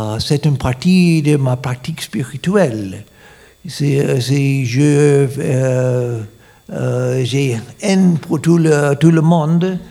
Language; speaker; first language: French; non-native, fluent; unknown